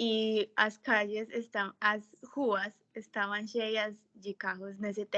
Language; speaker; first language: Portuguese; non-native, fluent; Spanish